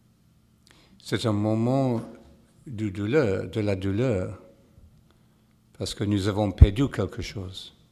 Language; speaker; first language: French; non-native, fluent; English